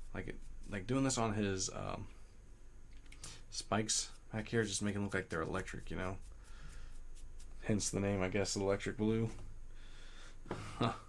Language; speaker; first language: English; native; English